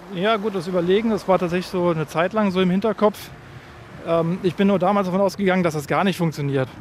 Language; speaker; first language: German; native; German